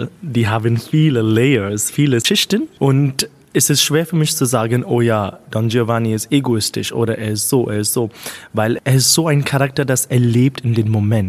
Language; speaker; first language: German; non-native, fluent; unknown